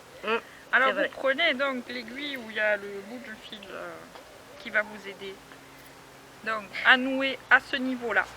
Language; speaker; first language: French; native; French